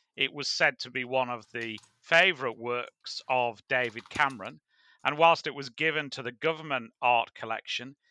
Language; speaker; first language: English; native; English